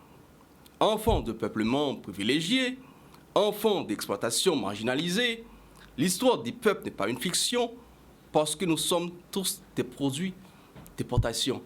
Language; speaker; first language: French; non-native, local second language; Haitian Creole